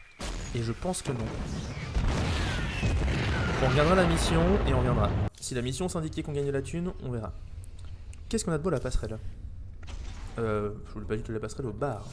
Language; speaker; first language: French; native; French